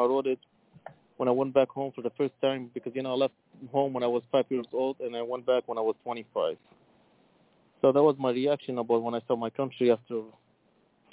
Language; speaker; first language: English; non-native, fluent; Arabic